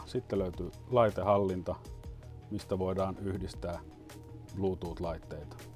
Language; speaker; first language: Finnish; native; Finnish